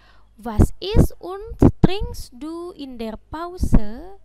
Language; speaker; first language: German; non-native, fluent; Indonesian